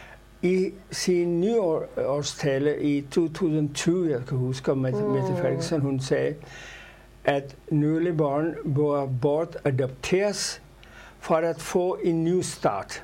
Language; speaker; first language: Danish; non-native, fluent; Urdu